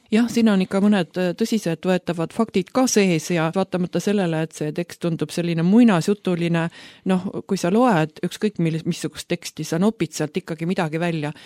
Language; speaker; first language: Estonian; native; Estonian